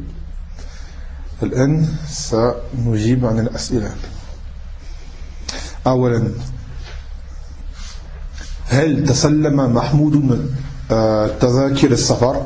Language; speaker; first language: Arabic; non-native, fluent; French